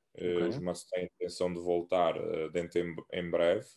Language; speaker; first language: Portuguese; non-native, local second language; Kabuverdianu